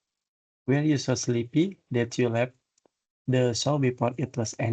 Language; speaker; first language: English; non-native, learner; Indonesian